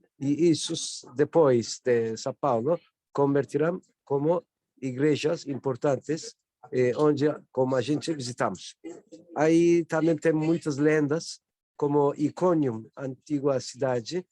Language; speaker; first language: Portuguese; non-native, learner; Turkish